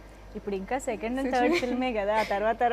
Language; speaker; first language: Telugu; native; Telugu